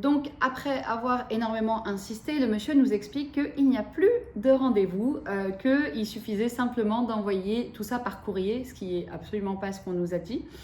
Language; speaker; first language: French; early bilingual, other home language; Arabic